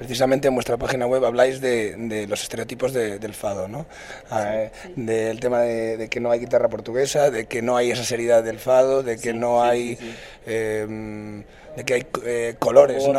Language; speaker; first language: Spanish; native; Spanish